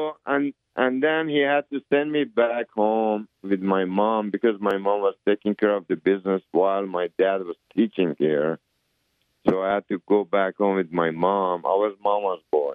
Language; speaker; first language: English; early bilingual, other home language; Persian